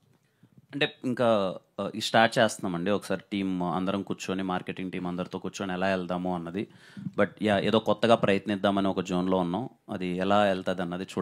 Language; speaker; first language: Telugu; native; Telugu